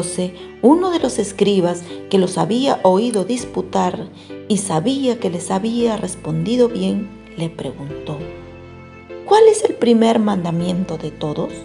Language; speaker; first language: Spanish; native; Spanish